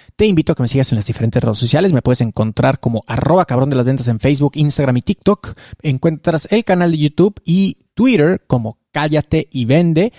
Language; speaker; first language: Spanish; native; Spanish